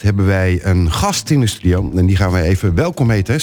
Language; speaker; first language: Dutch; native; Dutch